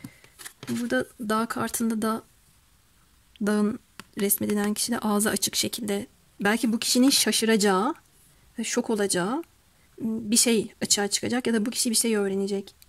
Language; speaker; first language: Turkish; native; Turkish